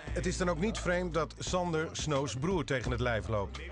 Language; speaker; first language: Dutch; native; Dutch